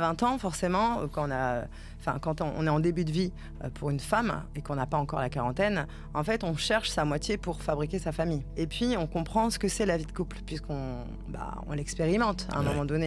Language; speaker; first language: French; native; French